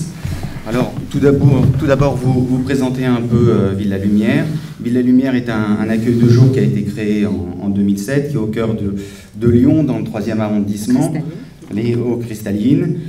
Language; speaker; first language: French; native; French